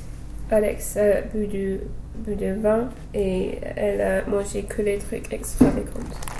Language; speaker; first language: French; non-native, learner; English